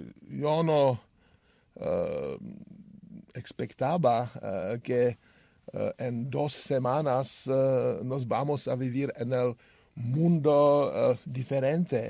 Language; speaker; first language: Spanish; non-native, learner; Czech